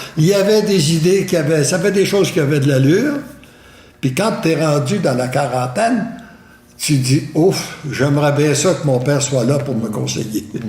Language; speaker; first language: French; native; French